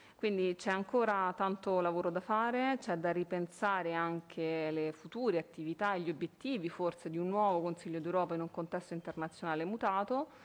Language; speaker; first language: Italian; native; Italian